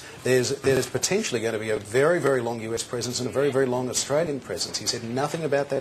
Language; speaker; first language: English; native; English